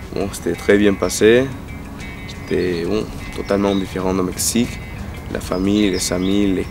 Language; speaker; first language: French; non-native, fluent; Spanish